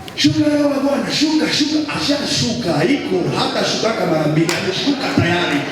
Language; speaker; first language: Swahili; non-native, local second language; Nande